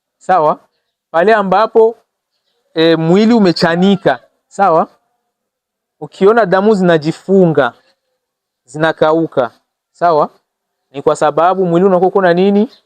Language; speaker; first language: Swahili; non-native, local second language; Rundi